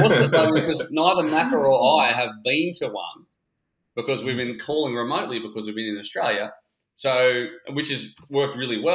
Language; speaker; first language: English; native; English